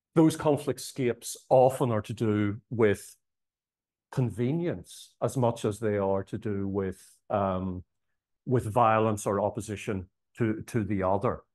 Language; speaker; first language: English; native; English